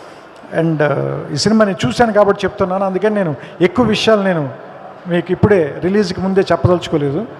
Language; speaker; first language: Telugu; native; Telugu